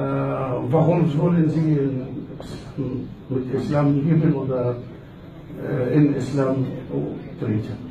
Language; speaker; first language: German; non-native, learner; Arabic